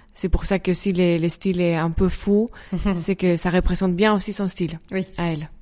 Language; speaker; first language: French; non-native, fluent; Spanish